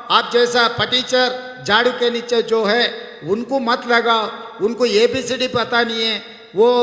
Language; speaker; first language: Hindi; non-native, local second language; Telugu